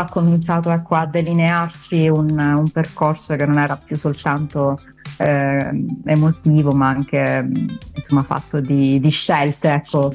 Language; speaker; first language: Italian; non-native, local second language; Sicilian